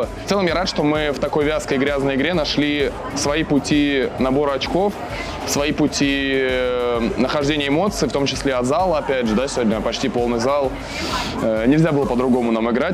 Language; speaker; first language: Russian; native; Russian